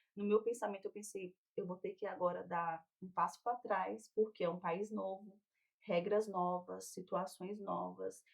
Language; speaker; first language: Portuguese; native; Portuguese